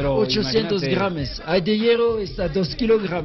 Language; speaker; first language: Spanish; non-native, learner; French